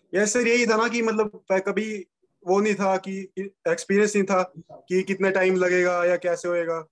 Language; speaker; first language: Hindi; native; Hindi